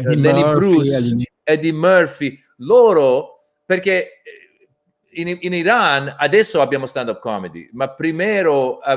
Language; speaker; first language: Italian; non-native, learner; English